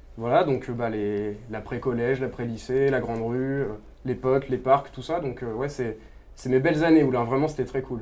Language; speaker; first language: French; native; French